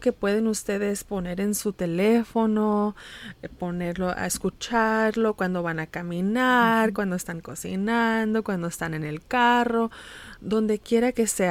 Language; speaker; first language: Spanish; early bilingual, heritage; Spanish